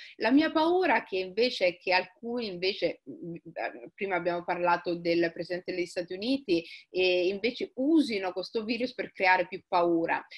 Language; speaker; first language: Italian; early bilingual, other home language; Somali